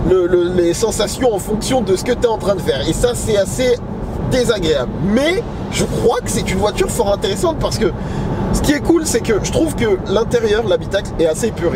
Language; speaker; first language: French; native; French